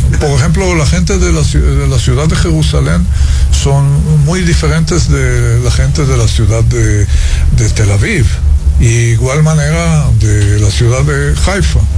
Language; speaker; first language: Spanish; non-native, fluent; Hebrew